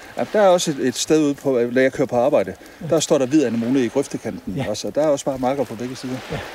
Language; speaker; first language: Danish; native; Danish